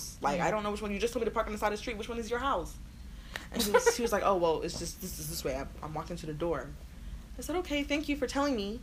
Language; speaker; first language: English; native; English